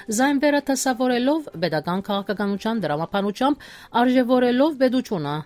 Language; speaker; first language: Armenian; early bilingual, heritage; Armenian